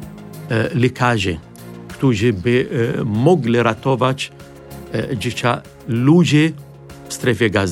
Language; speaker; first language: Polish; non-native, fluent; Arabic